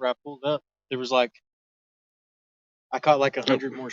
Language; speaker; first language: English; native; English